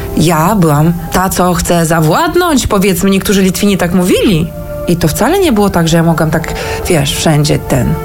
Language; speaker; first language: Polish; early bilingual, heritage; Polish